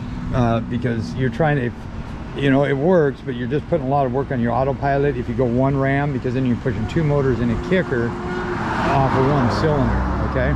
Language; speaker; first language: English; native; English